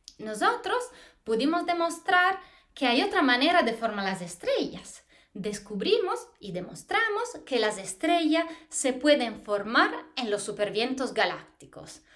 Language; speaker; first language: Spanish; non-native, fluent; Italian